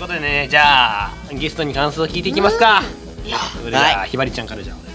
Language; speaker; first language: Japanese; native; Japanese